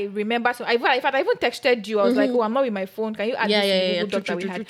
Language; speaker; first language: English; non-native, local second language; Yoruba